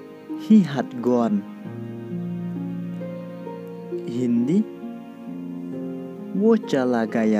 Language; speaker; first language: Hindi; non-native, local second language; Khasi